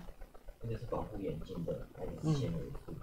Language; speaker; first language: Chinese; native; Chinese